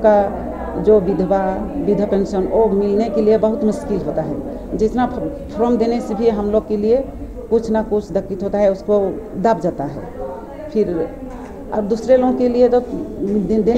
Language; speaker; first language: Hindi; non-native, local second language; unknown